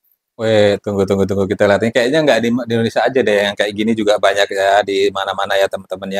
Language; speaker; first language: Indonesian; native; Indonesian